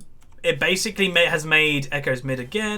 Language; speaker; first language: English; native; English